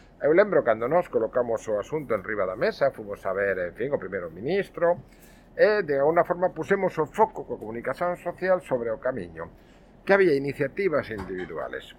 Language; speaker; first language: Galician; native; Galician